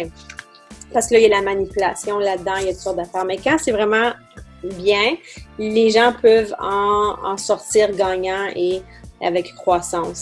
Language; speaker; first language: French; native; French